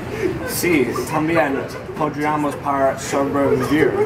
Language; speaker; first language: Spanish; non-native, learner; English